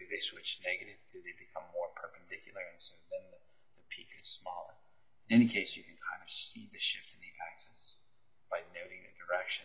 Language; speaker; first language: English; native; English